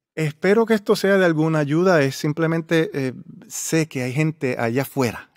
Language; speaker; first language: Spanish; native; Spanish